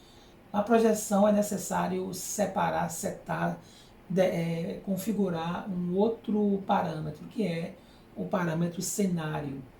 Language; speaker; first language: Portuguese; native; Portuguese